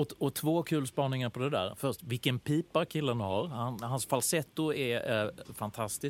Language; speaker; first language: Swedish; native; Swedish